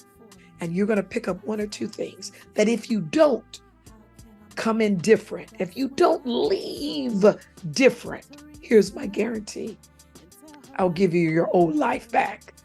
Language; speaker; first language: English; native; English